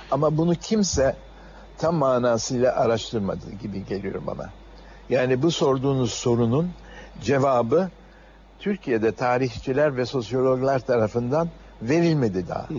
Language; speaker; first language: Turkish; native; Turkish